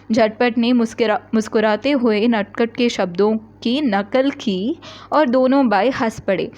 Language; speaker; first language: Hindi; non-native, local second language; Malayalam